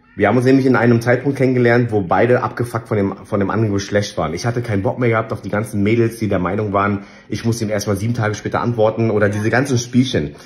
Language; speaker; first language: German; early bilingual, other home language; Vietnamese